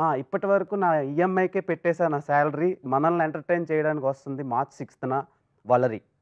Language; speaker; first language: Telugu; native; Telugu